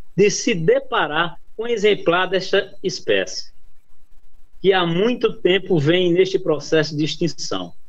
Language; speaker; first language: Portuguese; native; Portuguese